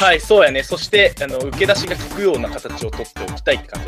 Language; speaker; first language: Japanese; native; Japanese